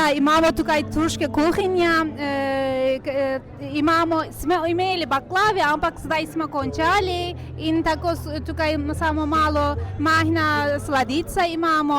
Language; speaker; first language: Slovenian; non-native, learner; Turkish